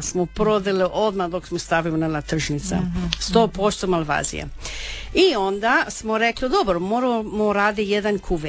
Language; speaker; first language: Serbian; early bilingual, heritage; Croatian